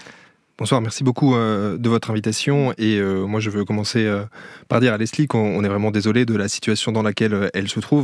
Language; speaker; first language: French; native; French